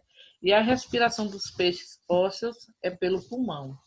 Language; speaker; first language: Portuguese; native; Portuguese